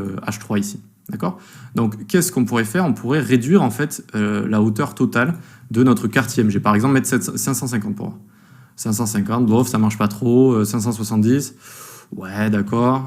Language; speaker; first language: French; native; French